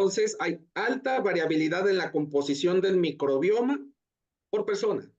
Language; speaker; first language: Spanish; native; Spanish